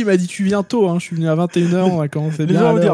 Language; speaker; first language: French; native; French